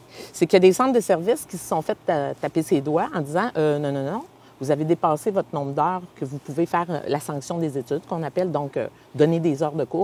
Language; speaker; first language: French; native; French